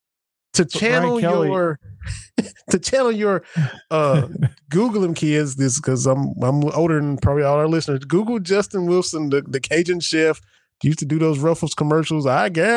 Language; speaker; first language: English; native; English